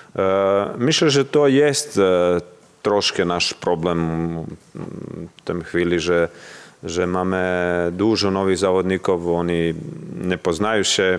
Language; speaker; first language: Polish; non-native, learner; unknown